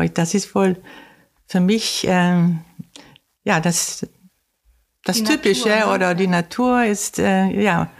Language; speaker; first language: German; non-native, fluent; Swedish